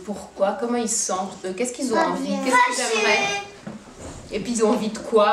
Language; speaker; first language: French; native; French